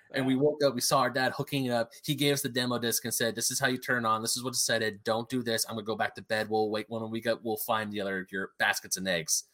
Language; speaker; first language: English; native; English